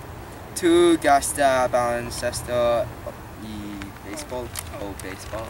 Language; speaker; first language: Spanish; non-native, learner; English